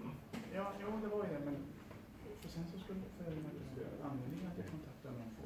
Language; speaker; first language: Swedish; native; Swedish